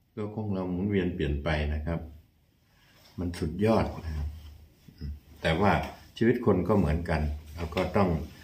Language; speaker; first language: Thai; native; Thai